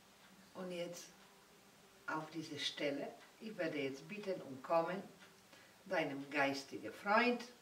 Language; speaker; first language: German; non-native, learner; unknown